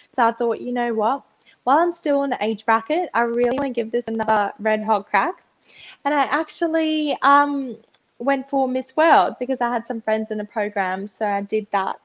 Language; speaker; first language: English; early bilingual, other home language; Russian